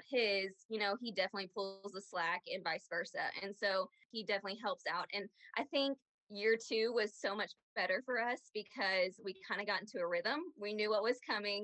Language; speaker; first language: English; native; English